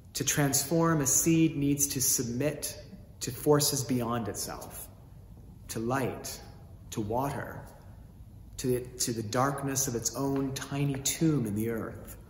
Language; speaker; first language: English; native; English